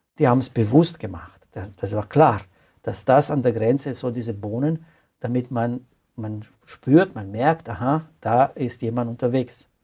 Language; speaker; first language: German; non-native, fluent; Romanian